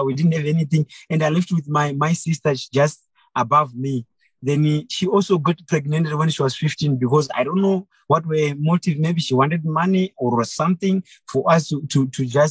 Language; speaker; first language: English; non-native, local second language; Shona